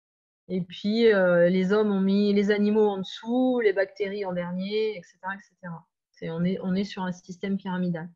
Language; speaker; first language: French; native; French